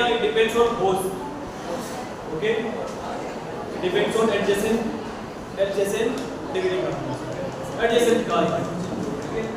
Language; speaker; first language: English; non-native, local second language; Hindi